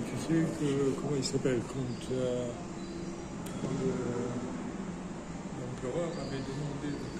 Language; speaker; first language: French; non-native, fluent; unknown